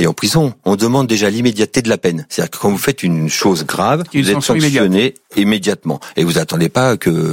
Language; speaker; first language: French; native; French